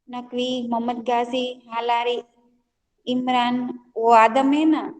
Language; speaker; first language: Hindi; non-native, local second language; Gujarati